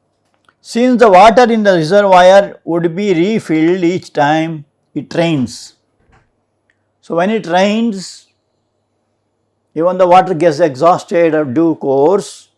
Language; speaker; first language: English; non-native, local second language; Kannada